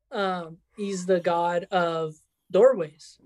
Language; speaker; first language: English; early bilingual, other home language; Spanish